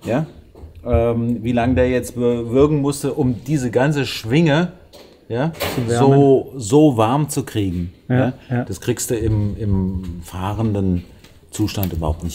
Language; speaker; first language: German; native; German